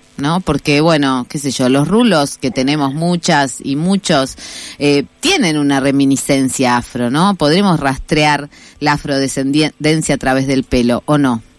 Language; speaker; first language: Spanish; native; Spanish